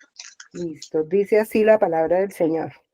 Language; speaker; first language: Spanish; native; Spanish